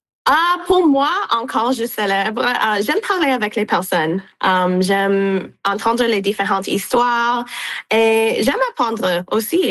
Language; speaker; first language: French; non-native, local second language; English